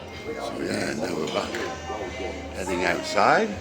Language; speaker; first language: English; native; English